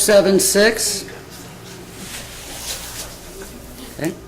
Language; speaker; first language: English; native; English